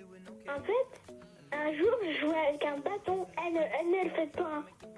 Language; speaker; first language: French; early bilingual, other home language; Turkish